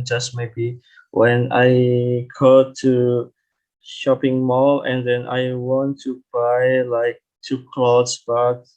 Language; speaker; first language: English; non-native, learner; Indonesian